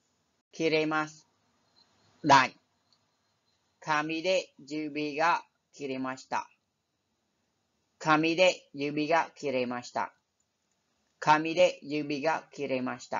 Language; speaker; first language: Japanese; non-native, fluent; Khmer